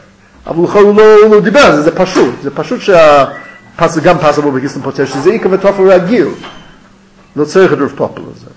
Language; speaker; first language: Hebrew; non-native, fluent; English